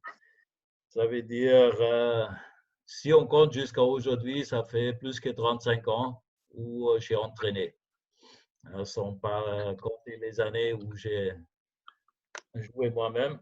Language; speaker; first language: French; non-native, fluent; German